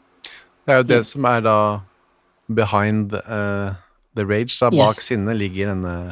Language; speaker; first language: Norwegian; native; Norwegian